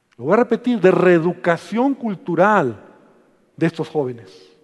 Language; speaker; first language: Spanish; native; Spanish